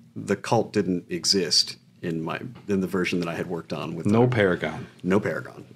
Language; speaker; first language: English; native; English